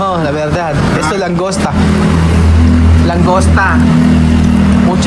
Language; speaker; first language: Spanish; non-native, learner; Filipino